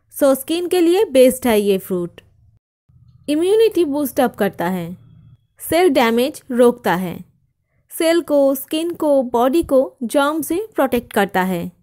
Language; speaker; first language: Hindi; non-native, local second language; Bangla